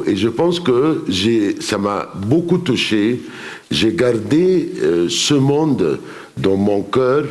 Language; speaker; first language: French; non-native, fluent; Arabic